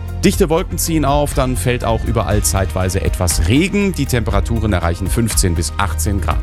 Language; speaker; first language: German; native; German